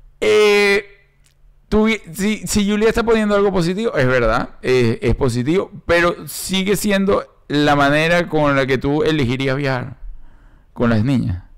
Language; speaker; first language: Spanish; native; Spanish